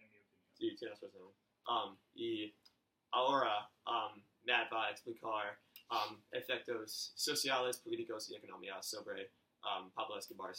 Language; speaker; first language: Spanish; non-native, learner; English